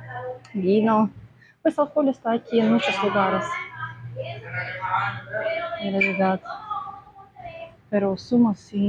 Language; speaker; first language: Spanish; non-native, fluent; Russian